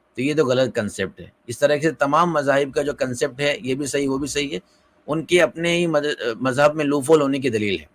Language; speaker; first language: Urdu; native; Urdu